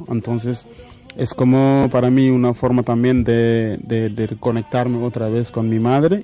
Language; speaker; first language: Spanish; non-native, fluent; Wolof